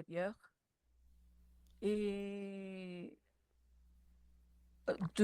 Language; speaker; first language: French; non-native, local second language; Malagasy